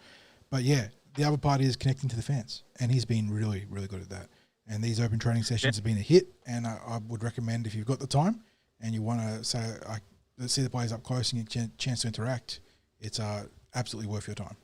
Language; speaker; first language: English; native; English